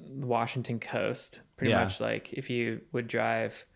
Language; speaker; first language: English; native; English